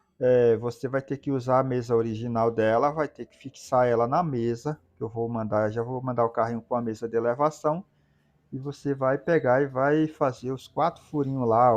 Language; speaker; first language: Portuguese; native; Portuguese